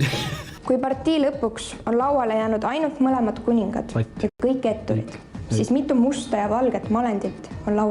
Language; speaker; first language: Estonian; native; Estonian